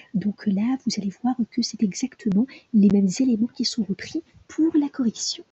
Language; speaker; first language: French; native; French